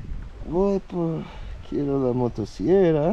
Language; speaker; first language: Spanish; non-native, learner; English